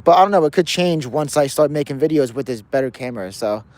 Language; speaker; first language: English; native; English